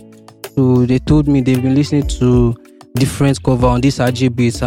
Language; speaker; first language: English; non-native, local second language; Yoruba